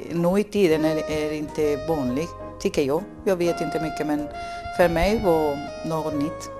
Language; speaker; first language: Swedish; non-native, fluent; Spanish